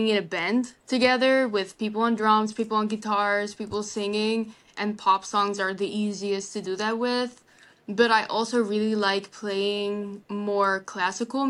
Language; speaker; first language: English; non-native, fluent; Dutch